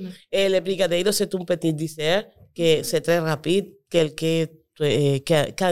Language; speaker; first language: French; non-native, learner; Spanish